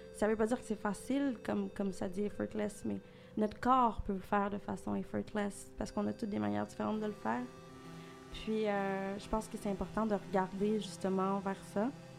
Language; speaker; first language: French; native; French